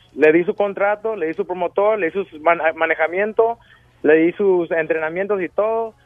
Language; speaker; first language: Spanish; early bilingual, heritage; Spanish